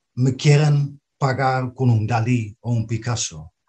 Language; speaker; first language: Spanish; non-native, fluent; Dutch